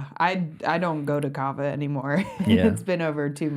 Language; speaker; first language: English; native; English